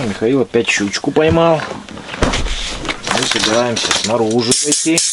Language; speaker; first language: Russian; native; Russian